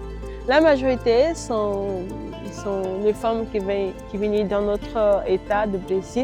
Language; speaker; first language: French; non-native, learner; Portuguese